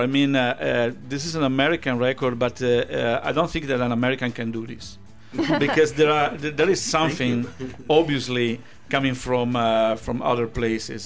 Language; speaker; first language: English; non-native, fluent; Italian